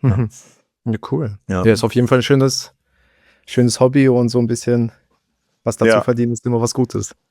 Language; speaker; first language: German; native; German